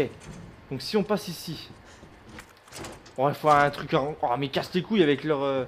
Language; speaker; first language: French; native; French